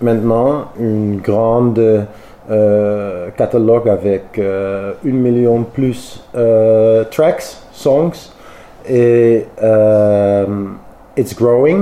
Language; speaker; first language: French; non-native, learner; Dutch